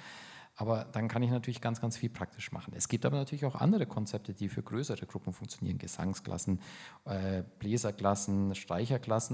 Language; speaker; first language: German; native; German